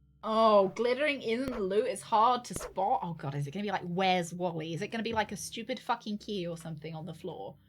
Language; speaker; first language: English; native; English